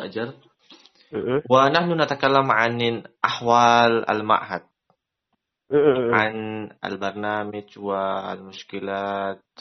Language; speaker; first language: Arabic; non-native, fluent; Indonesian